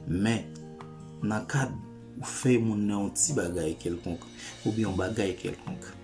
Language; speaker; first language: French; non-native, local second language; Haitian Creole